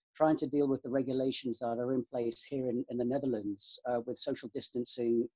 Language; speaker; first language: English; native; English